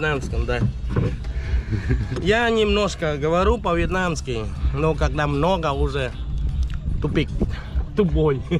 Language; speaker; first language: Russian; non-native, fluent; Khmer